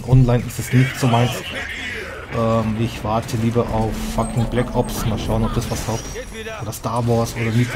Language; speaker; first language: German; native; German